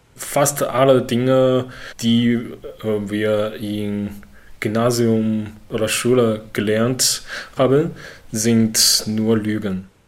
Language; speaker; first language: German; non-native, learner; Chinese